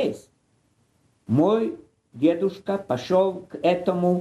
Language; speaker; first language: Russian; non-native, fluent; Polish